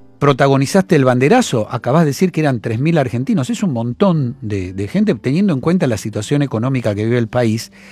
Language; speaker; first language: Spanish; native; Spanish